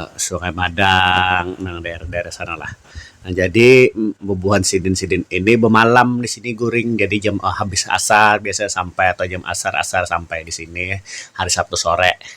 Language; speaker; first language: Indonesian; non-native, local second language; Banjar